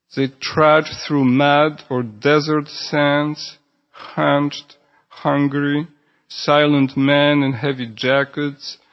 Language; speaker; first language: English; non-native, fluent; Polish